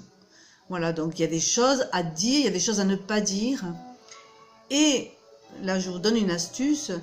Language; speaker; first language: French; native; French